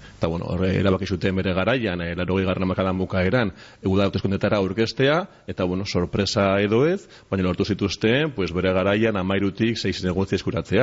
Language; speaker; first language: Basque; non-native, local second language; Spanish